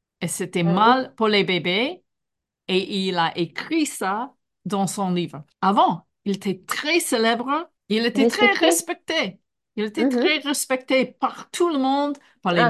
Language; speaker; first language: French; non-native, fluent; English